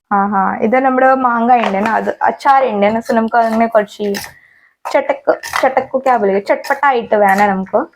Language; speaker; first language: Malayalam; non-native, learner; Hindi